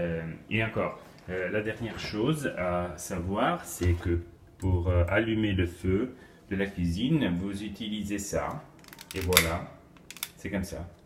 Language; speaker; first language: French; non-native, fluent; Italian